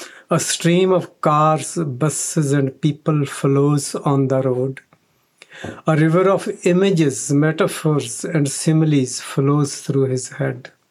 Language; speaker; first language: English; non-native, local second language; Punjabi